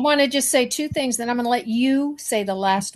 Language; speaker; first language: English; native; English